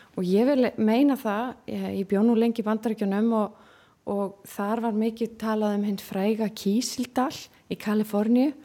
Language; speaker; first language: Icelandic; native; Icelandic